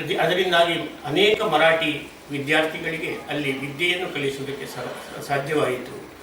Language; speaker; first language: Kannada; non-native, local second language; Marathi